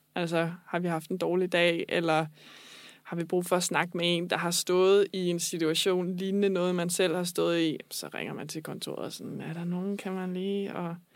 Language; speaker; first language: Danish; native; Danish